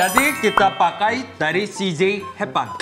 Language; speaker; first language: Indonesian; non-native, fluent; Korean